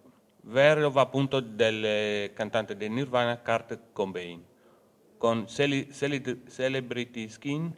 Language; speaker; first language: Italian; native; Italian